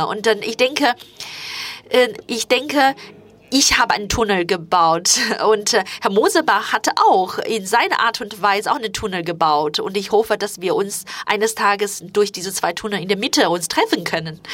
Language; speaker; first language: German; non-native, fluent; Chinese